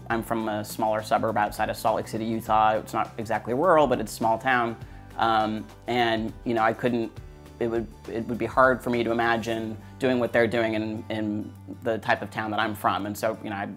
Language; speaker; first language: English; native; English